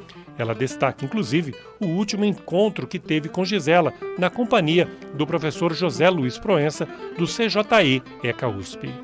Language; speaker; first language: Portuguese; native; Portuguese